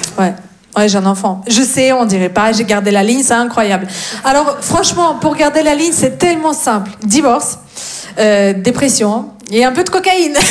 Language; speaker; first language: French; non-native, fluent; Russian